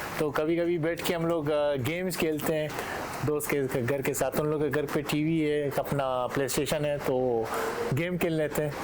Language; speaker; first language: Urdu; non-native, local second language; Hazaragi